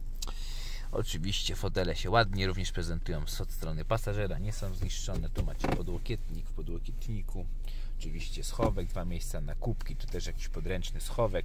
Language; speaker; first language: Polish; native; Polish